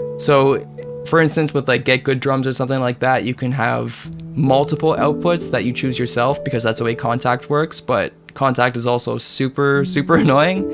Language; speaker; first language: English; native; English